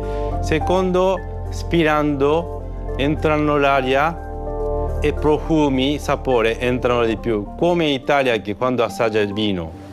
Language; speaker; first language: Italian; non-native, learner; Japanese